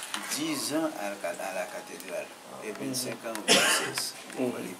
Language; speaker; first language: French; non-native, local second language; Haitian Creole